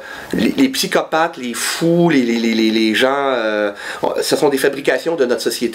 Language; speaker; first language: French; native; French